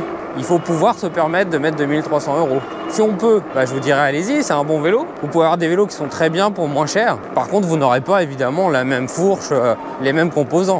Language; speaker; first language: French; native; French